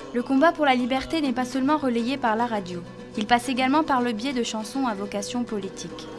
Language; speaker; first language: French; native; French